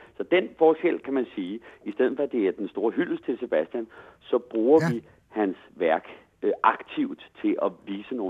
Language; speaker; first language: Danish; native; Danish